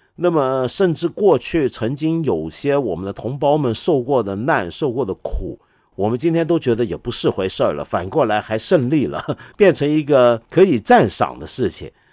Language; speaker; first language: Chinese; non-native, local second language; Cantonese